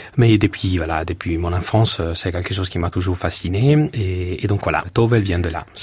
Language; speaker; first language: French; non-native, fluent; Italian